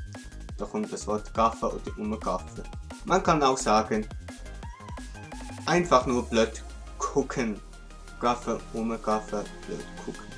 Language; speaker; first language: German; non-native, local second language; Swiss German